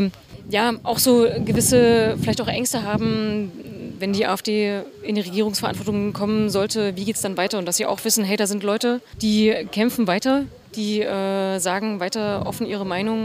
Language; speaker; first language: German; native; German